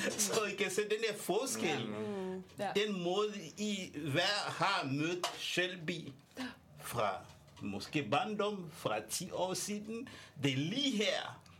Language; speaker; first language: Danish; non-native, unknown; French